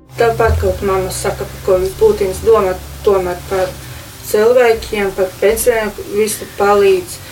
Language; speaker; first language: Latvian; non-native, local second language; Russian